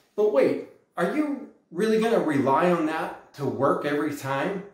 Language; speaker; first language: English; native; English